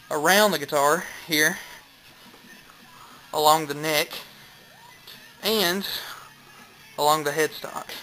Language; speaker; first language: English; native; English